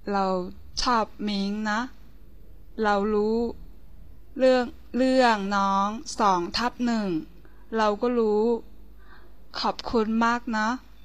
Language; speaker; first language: Thai; non-native, learner; Chinese